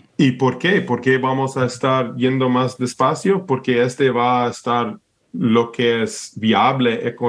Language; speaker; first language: Spanish; non-native, fluent; English